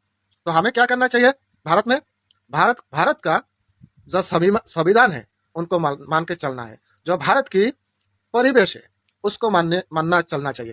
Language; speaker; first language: Hindi; non-native, local second language; Bangla